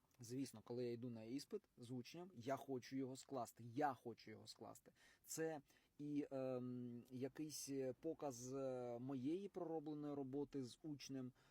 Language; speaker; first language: Ukrainian; non-native, local second language; Russian